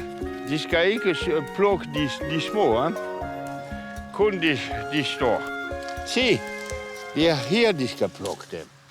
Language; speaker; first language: Danish; non-native, fluent; French